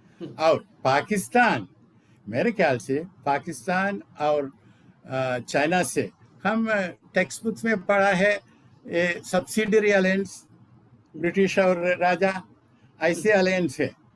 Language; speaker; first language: Hindi; non-native, local second language; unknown